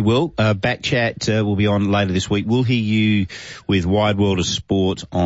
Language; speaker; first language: English; native; English